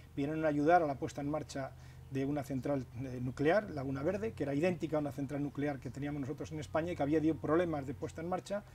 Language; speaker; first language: Spanish; native; Spanish